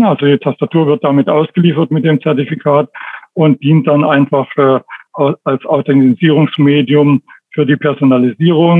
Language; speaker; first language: German; native; German